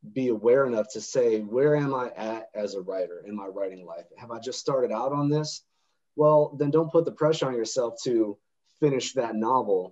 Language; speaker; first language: English; native; English